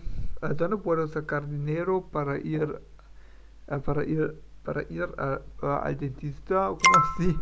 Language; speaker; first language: Spanish; non-native, learner; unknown